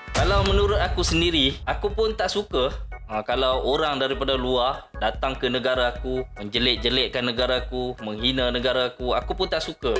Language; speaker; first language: Malay; native; Malay